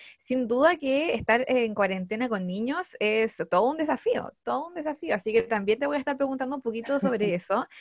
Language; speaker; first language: Spanish; native; Spanish